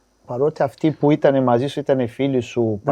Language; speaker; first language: Greek; non-native, fluent; Portuguese